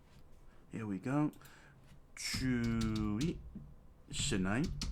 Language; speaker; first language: Japanese; non-native, learner; English